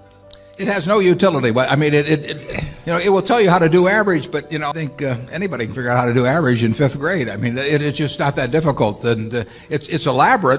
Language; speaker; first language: English; native; English